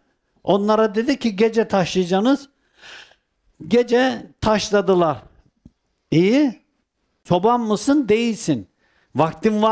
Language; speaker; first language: Turkish; native; Turkish